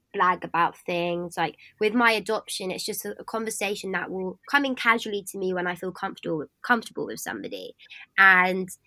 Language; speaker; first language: English; native; English